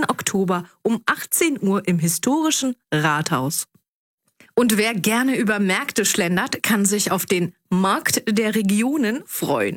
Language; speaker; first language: German; early bilingual, other home language; Turkish